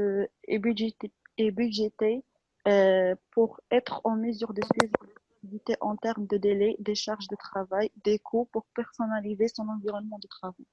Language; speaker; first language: French; non-native, local second language; Arabic